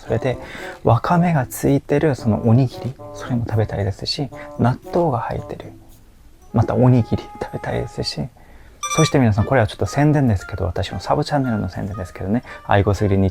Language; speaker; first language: Japanese; non-native, fluent; Korean